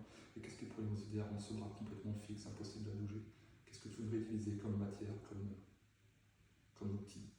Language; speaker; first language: French; native; French